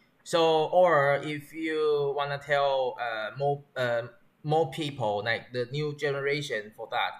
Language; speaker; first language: English; non-native, learner; Chinese